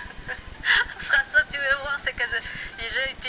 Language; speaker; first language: French; non-native, fluent; Spanish